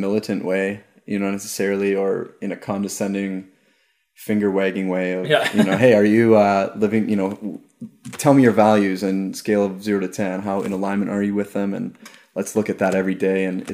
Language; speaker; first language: English; native; English